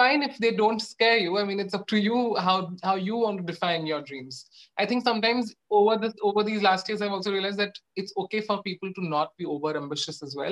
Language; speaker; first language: English; non-native, local second language; Odia